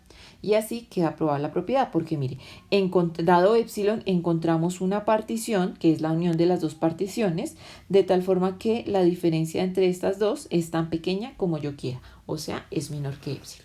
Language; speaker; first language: Spanish; native; Spanish